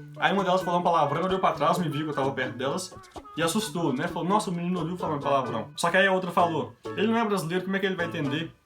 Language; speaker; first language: Portuguese; native; Portuguese